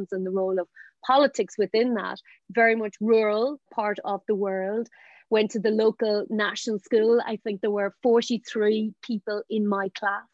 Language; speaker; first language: English; native; English